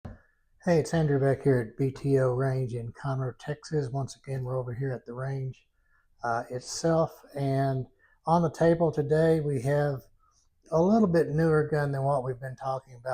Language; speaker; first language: English; native; English